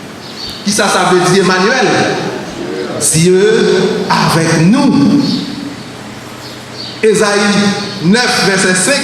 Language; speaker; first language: French; non-native, learner; Haitian Creole